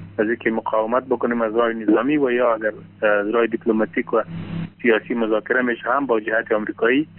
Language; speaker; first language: Persian; non-native, local second language; Pashto